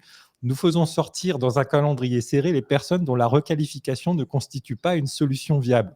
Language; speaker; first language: French; native; French